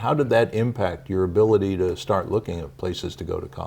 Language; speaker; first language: English; native; English